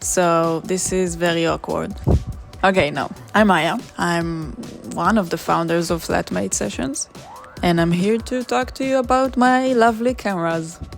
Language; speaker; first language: English; non-native, fluent; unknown